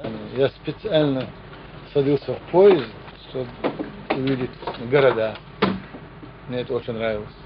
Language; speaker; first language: Russian; non-native, local second language; Chechen